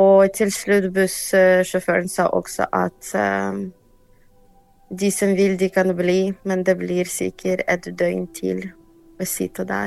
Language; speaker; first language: Norwegian; non-native, fluent; Ukrainian